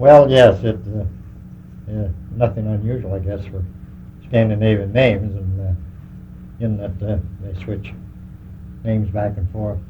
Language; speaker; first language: English; native; English